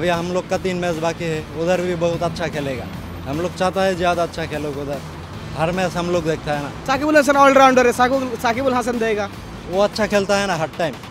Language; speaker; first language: Hindi; non-native, fluent; Bangla